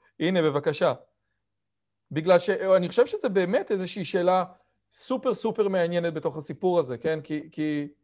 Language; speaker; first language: Hebrew; native; Hebrew